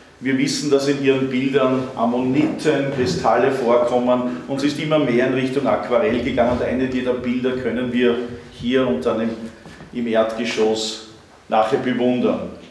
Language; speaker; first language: German; native; German